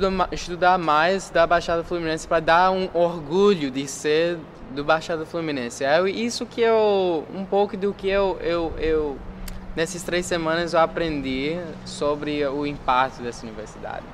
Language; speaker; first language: Portuguese; non-native, fluent; English